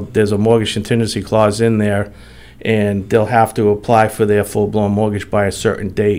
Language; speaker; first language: English; native; English